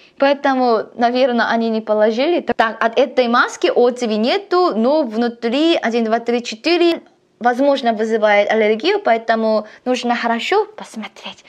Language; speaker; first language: Russian; non-native, learner; Korean